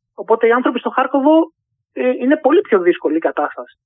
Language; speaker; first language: Greek; native; Greek